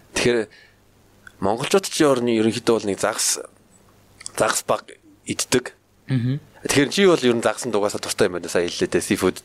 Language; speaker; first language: Mongolian; native; Mongolian